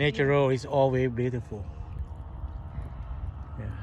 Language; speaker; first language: English; non-native, learner; Lao